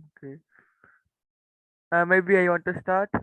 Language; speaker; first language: English; non-native, learner; Tamil